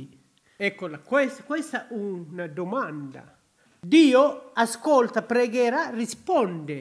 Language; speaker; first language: Italian; non-native, learner; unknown